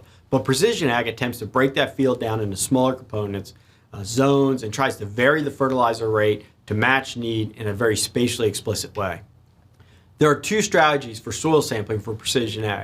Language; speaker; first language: English; native; English